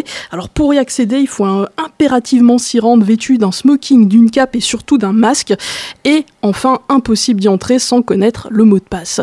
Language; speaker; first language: French; native; French